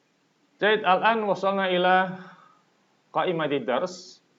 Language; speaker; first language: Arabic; non-native, fluent; Indonesian